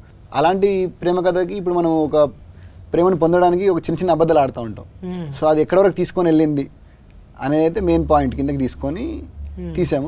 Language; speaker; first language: Telugu; native; Telugu